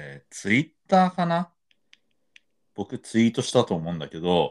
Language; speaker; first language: Japanese; native; Japanese